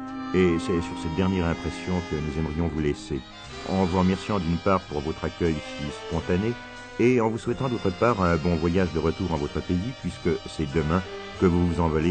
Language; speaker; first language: French; native; French